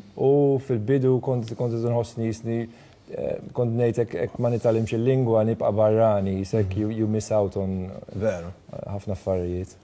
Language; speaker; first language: Maltese; non-native, fluent; Dutch